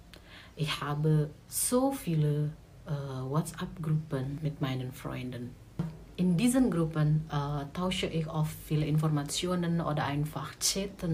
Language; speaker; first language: German; non-native, learner; Indonesian